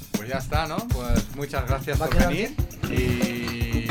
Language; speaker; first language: Spanish; non-native, fluent; English